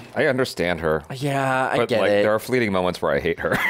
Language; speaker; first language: English; native; English